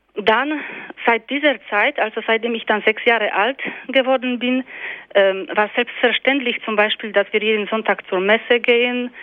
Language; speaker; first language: German; non-native, fluent; Polish